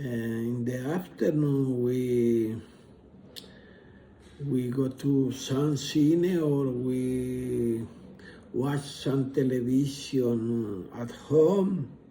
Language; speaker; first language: English; non-native, learner; Spanish